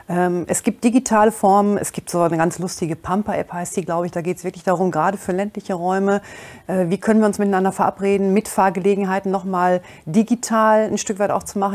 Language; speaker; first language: German; native; German